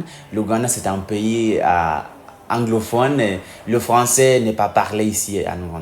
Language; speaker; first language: French; non-native, fluent; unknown